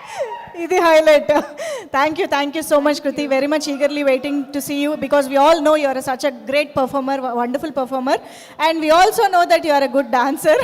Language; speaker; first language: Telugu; native; Telugu